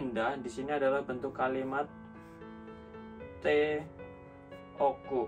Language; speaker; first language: Indonesian; native; Indonesian